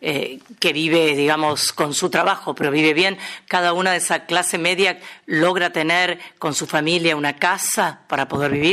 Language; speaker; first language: Spanish; native; Spanish